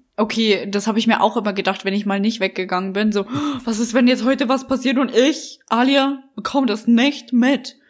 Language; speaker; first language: German; native; German